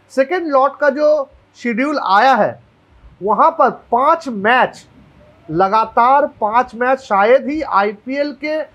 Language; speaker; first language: Hindi; non-native, local second language; Bangla